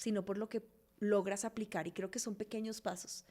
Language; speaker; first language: Spanish; native; Spanish